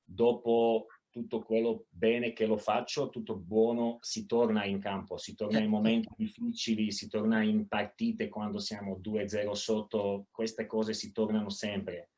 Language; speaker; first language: Italian; non-native, fluent; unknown